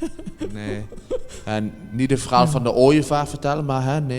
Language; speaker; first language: Dutch; native; Dutch